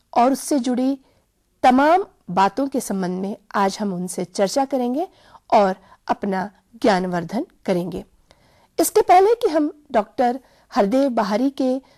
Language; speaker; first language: Hindi; native; Hindi